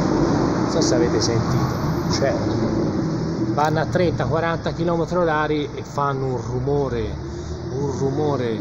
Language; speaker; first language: Italian; native; Italian